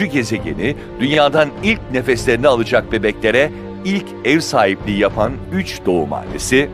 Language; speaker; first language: Turkish; native; Turkish